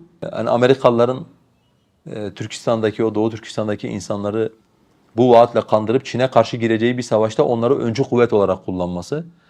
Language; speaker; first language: Turkish; non-native, local second language; Kurdish